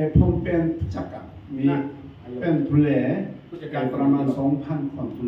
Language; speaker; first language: Thai; non-native, learner; Korean